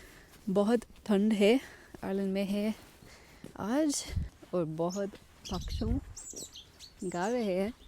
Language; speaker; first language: Hindi; non-native, learner; English